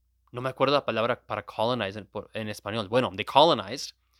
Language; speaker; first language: Spanish; non-native, fluent; Gujarati